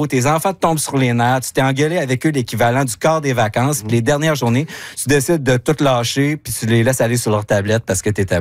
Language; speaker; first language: French; native; French